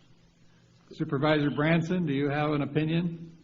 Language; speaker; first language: English; native; English